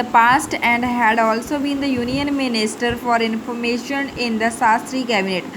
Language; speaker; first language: English; non-native, local second language; Punjabi